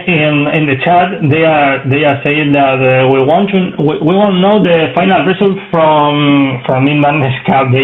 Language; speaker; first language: English; non-native, learner; Spanish